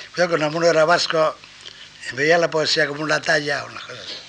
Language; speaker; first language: Spanish; native; Spanish